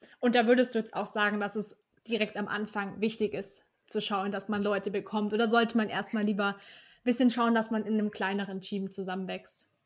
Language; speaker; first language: German; native; German